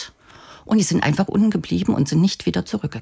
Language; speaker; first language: German; native; German